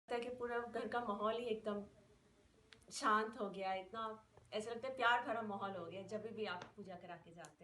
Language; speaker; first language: Hindi; native; Hindi